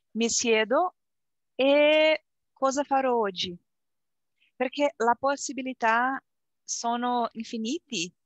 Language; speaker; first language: Italian; non-native, learner; Portuguese